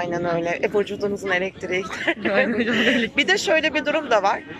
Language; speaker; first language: Turkish; native; Turkish